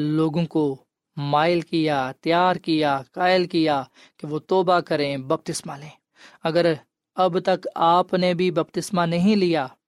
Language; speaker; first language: Urdu; non-native, local second language; Punjabi